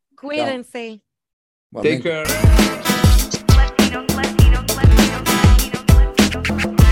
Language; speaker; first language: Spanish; early bilingual, heritage; Spanish